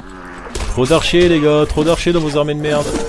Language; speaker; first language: French; native; French